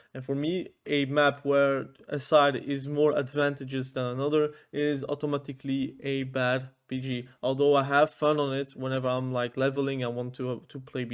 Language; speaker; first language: English; non-native, fluent; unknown